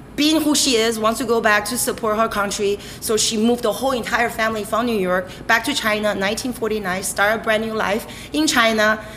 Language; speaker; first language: English; non-native, fluent; Chinese